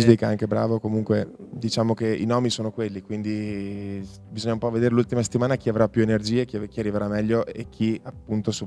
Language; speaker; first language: Italian; native; Italian